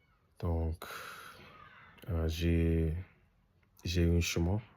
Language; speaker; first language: French; non-native, learner; English